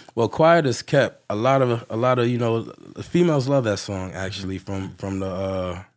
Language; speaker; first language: English; native; English